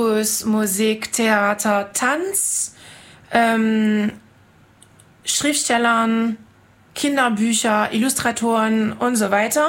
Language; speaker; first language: German; non-native, fluent; French